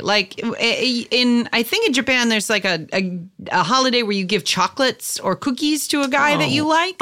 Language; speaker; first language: English; native; English